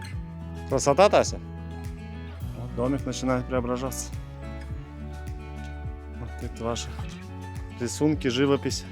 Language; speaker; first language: Russian; native; Russian